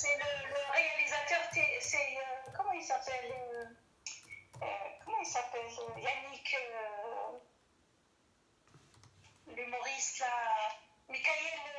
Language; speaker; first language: French; non-native, fluent; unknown